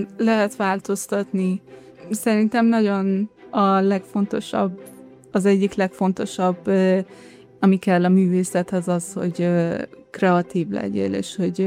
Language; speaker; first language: Hungarian; early bilingual, heritage; Hungarian